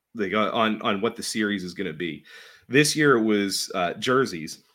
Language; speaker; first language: English; native; English